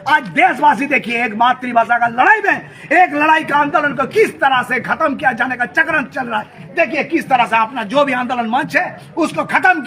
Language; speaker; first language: Hindi; non-native, local second language; Santali